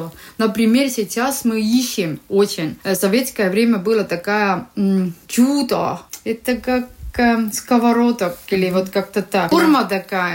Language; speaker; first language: Russian; non-native, learner; Estonian